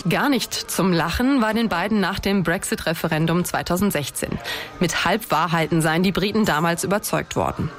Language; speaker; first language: German; native; German